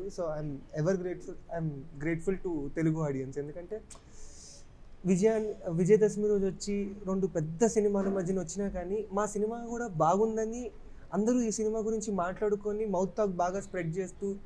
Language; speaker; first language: Telugu; native; Telugu